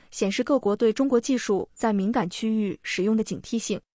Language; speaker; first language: Chinese; native; Chinese